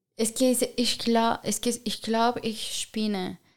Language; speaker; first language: German; non-native, learner; Spanish